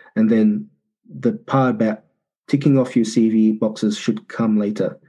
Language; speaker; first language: English; early bilingual, other home language; Arabic